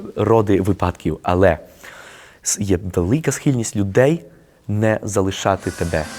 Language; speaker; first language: Ukrainian; early bilingual, heritage; Spanish